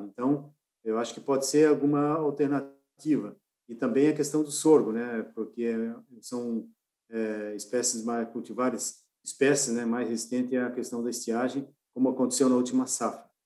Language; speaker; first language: Portuguese; native; Portuguese